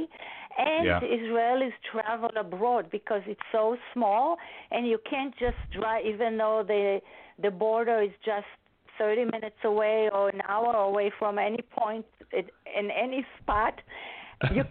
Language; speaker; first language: English; non-native, fluent; Hebrew